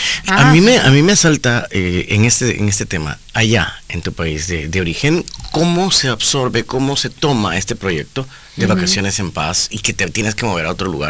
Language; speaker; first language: Spanish; native; Spanish